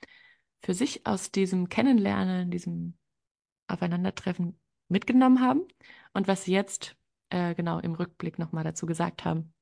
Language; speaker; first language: German; native; German